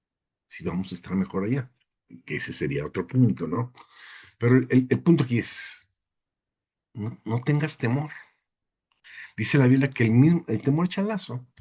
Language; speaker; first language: Spanish; native; Spanish